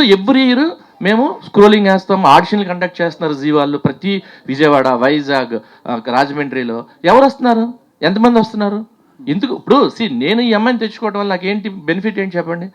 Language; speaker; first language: Telugu; native; Telugu